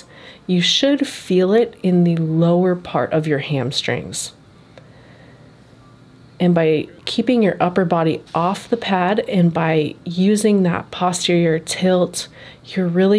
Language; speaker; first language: English; native; English